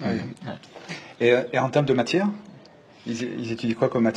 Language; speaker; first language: French; native; French